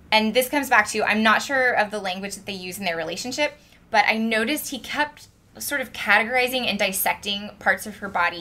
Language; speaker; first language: English; native; English